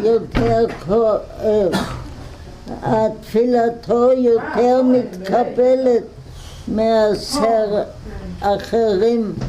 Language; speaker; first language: Hebrew; non-native, fluent; German